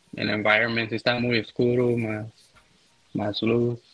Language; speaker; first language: Spanish; early bilingual, heritage; Spanish